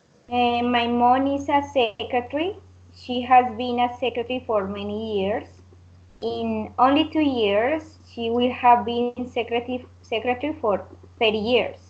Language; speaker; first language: English; non-native, learner; Spanish